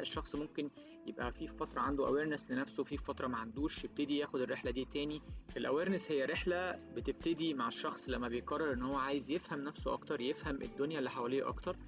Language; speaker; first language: Arabic; native; Arabic